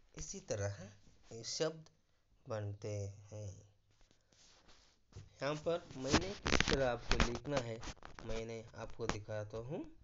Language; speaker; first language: Hindi; non-native, local second language; Kannada